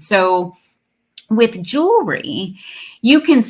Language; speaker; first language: English; native; English